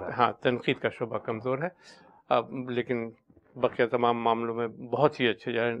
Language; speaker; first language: Urdu; native; Urdu